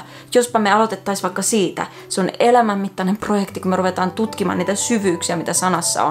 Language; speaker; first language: Finnish; native; Finnish